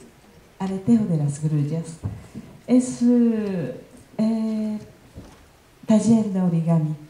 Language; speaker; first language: Spanish; non-native, learner; Japanese